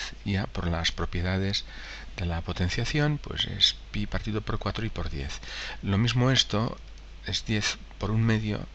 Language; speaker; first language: Spanish; native; Spanish